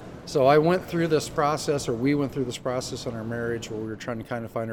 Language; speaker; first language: English; native; English